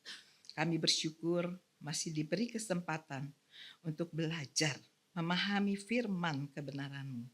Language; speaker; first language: Indonesian; native; Indonesian